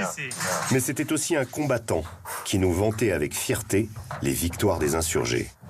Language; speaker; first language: French; native; French